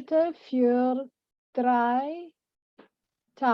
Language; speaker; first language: German; non-native, learner; English